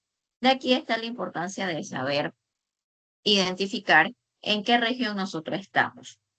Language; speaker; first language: Spanish; native; Spanish